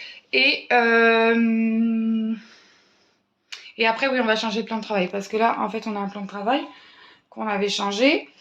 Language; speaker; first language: French; native; French